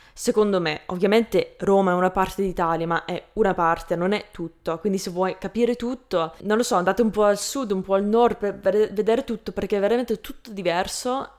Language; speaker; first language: Italian; non-native, fluent; English